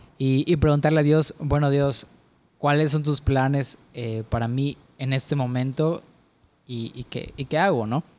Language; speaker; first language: Spanish; native; Spanish